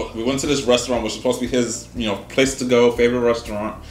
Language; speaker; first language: English; native; English